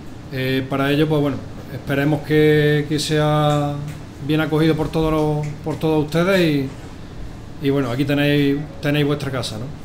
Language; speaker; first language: Spanish; native; Spanish